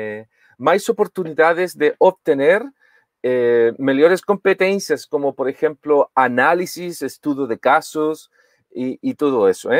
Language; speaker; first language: Portuguese; non-native, learner; Spanish